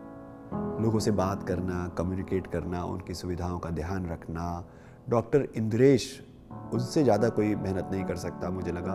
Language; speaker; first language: Hindi; native; Hindi